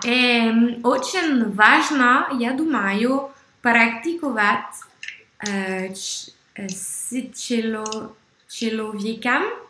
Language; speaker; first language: Russian; non-native, learner; French